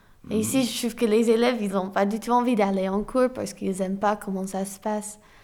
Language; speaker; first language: French; non-native, fluent; English